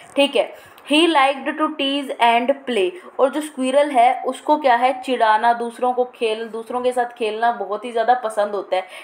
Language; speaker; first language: Hindi; native; Hindi